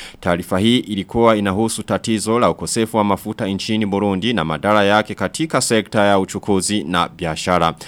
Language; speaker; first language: Swahili; non-native, local second language; Rundi